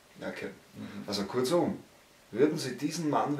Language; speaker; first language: German; native; German